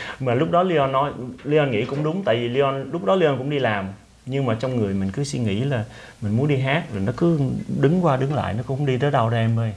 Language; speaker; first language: Vietnamese; early bilingual, heritage; Vietnamese